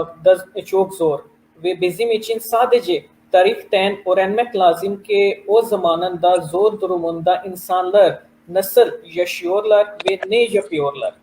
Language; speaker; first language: Turkish; non-native, learner; Urdu